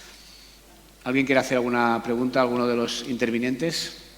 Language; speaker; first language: Spanish; native; Spanish